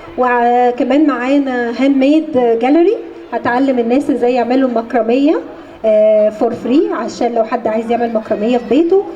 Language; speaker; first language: Egyptian Arabic; native; Egyptian Arabic